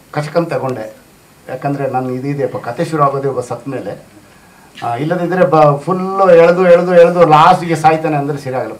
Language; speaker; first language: Kannada; non-native, local second language; Kodava